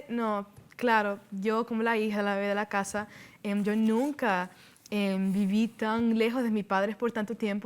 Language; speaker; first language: Spanish; early bilingual, heritage; Spanish